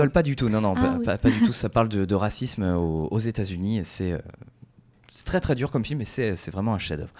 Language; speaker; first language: French; native; French